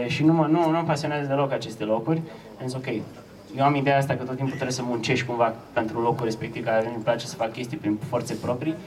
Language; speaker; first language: Romanian; native; Romanian